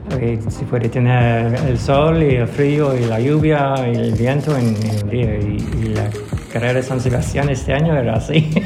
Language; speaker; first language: Spanish; non-native, learner; English